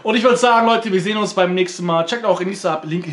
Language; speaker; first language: German; native; German